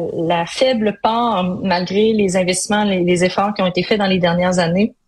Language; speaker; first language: French; native; French